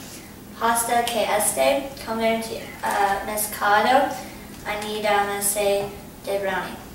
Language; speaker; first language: Spanish; non-native, learner; English